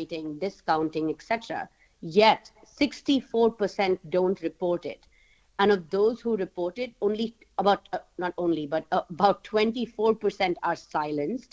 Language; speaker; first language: English; non-native, local second language; Hindi